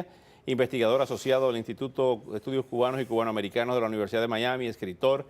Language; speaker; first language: Spanish; native; Spanish